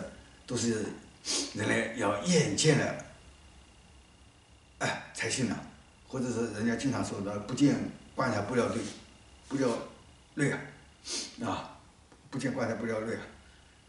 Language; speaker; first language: Chinese; native; Chinese